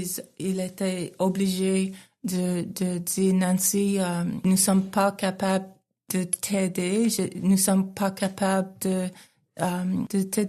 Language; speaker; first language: French; non-native, local second language; English